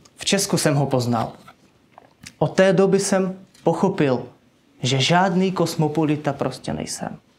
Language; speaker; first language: Czech; non-native, fluent; Russian